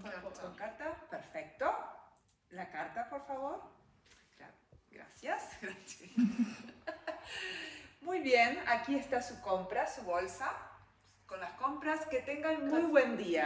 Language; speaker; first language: Spanish; non-native, learner; French